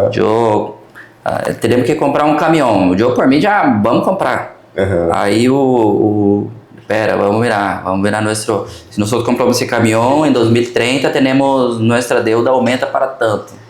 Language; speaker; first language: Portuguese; early bilingual, heritage; Portuguese